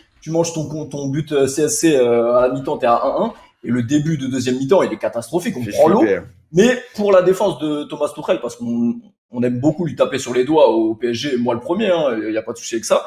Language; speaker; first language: French; native; French